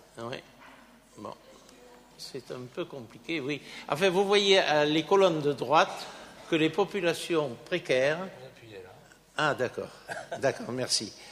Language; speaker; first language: French; native; French